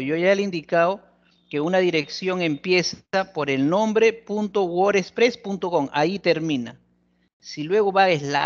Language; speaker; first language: Spanish; native; Spanish